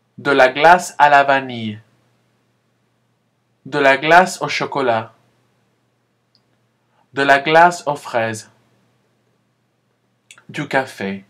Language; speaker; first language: French; non-native, fluent; Spanish